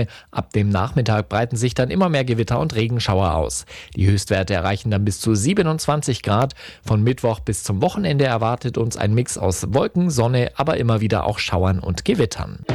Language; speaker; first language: German; native; German